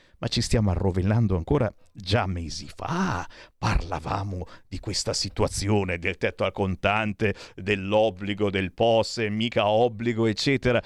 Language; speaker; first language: Italian; native; Italian